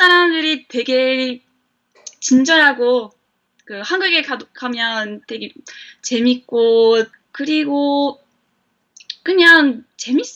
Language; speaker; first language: Korean; non-native, fluent; English